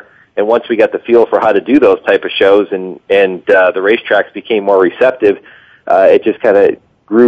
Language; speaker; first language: English; native; English